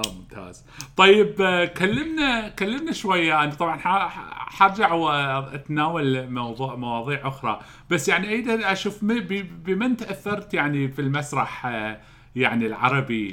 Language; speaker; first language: Arabic; native; Arabic